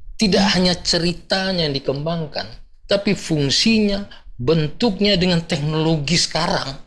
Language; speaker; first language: Indonesian; non-native, local second language; Minangkabau